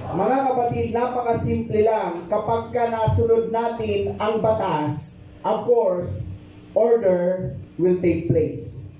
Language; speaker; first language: Filipino; non-native, local second language; Pampanga